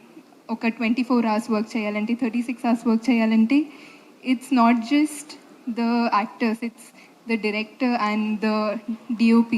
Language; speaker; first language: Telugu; non-native, fluent; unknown